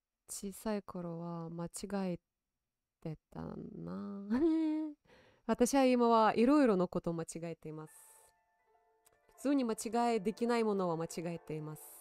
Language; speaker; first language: Japanese; non-native, learner; Russian